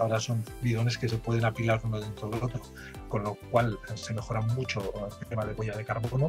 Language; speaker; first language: Spanish; native; Spanish